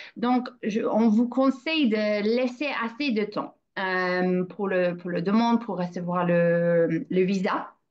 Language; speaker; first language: French; non-native, fluent; English